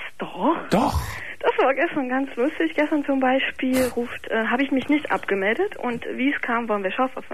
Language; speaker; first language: German; native; German